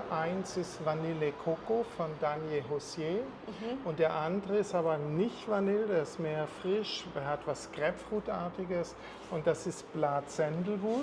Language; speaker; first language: German; native; German